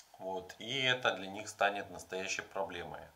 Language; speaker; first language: Russian; native; Russian